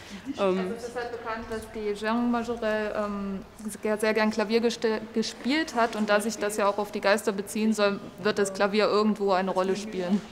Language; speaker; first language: German; native; German